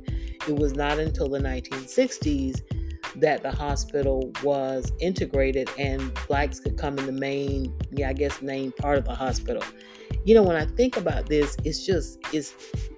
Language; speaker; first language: English; native; English